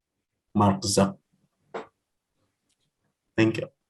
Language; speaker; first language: English; non-native, learner; Indonesian